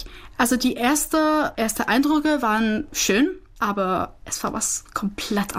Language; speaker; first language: German; non-native, fluent; Czech